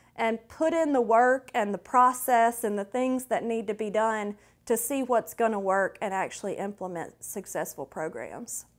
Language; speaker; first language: English; native; English